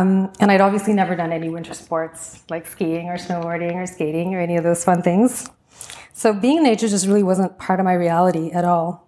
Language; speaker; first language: English; native; English